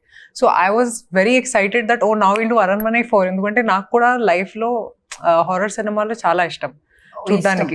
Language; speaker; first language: Telugu; non-native, local second language; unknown